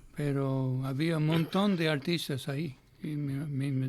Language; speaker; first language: Spanish; non-native, fluent; English